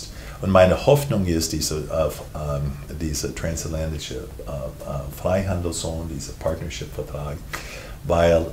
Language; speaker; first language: German; non-native, fluent; English